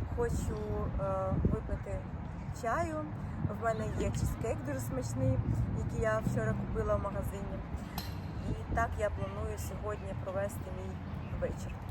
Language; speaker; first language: Ukrainian; non-native, local second language; Russian